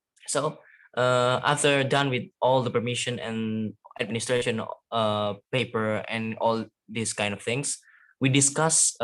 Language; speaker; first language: English; non-native, fluent; Indonesian